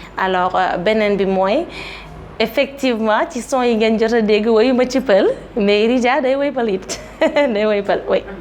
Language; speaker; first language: Wolof; non-native, local second language; Fula